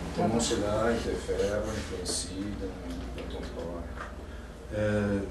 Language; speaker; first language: French; non-native, fluent; Portuguese